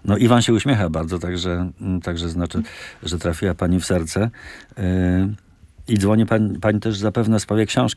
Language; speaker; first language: Polish; native; Polish